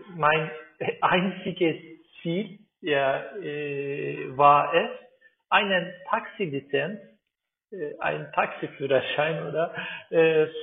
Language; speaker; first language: German; non-native, fluent; Turkish